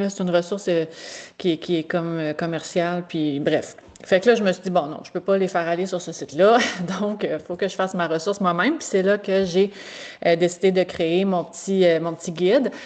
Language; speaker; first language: French; native; French